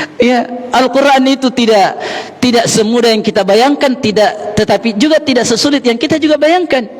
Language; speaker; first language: Malay; non-native, local second language; Buginese